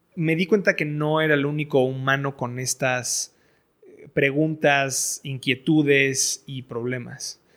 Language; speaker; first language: Spanish; native; Spanish